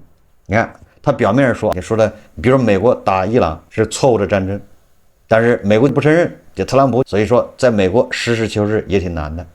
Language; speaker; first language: Chinese; native; Chinese